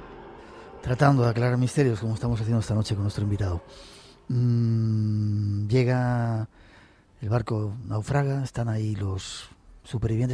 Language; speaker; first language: Spanish; native; Spanish